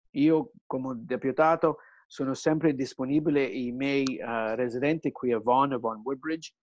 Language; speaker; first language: Italian; early bilingual, heritage; Italian